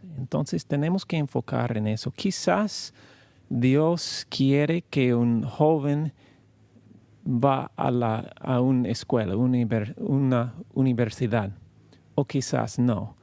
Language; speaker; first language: Spanish; non-native, learner; English